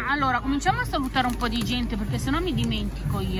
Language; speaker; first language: Italian; native; Italian